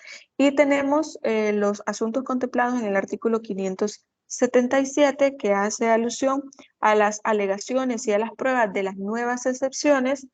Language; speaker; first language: Spanish; native; Spanish